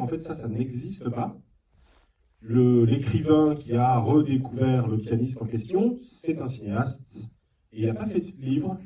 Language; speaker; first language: French; native; French